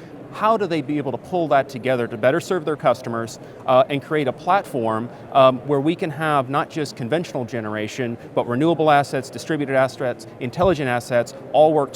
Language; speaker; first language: English; native; English